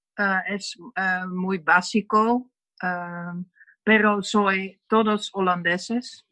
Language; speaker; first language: Spanish; non-native, learner; Dutch